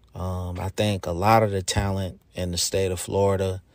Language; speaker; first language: English; native; English